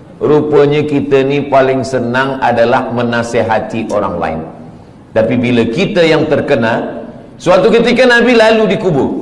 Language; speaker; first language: Malay; native; Malay